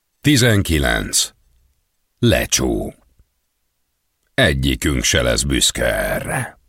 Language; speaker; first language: Hungarian; native; Hungarian